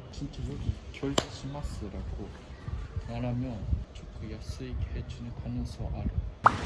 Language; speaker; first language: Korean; non-native, learner; Japanese